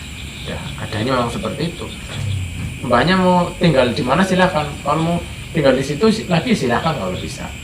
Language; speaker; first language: Indonesian; native; Indonesian